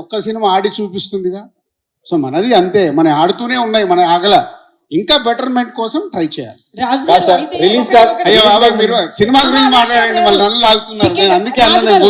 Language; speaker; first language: Telugu; native; Telugu